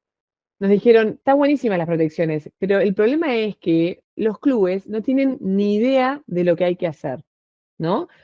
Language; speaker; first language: Spanish; native; Spanish